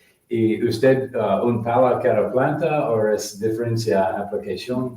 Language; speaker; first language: Spanish; non-native, learner; English